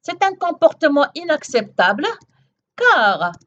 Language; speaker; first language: French; non-native, local second language; Arabic